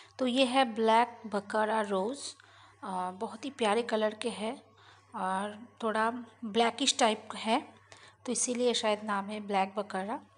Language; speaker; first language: Hindi; non-native, local second language; Bangla